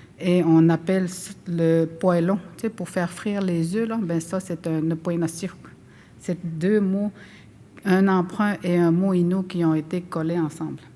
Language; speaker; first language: French; non-native, local second language; Innu-aimun